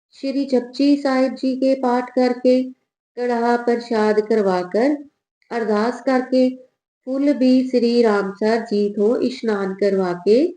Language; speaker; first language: Hindi; non-native, local second language; Punjabi